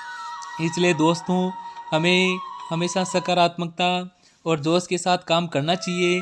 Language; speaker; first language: Hindi; native; Hindi